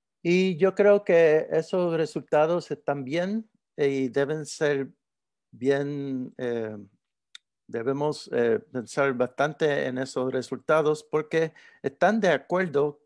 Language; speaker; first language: Spanish; early bilingual, heritage; Spanish